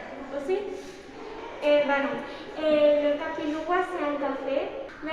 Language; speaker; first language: French; non-native, local second language; Spanish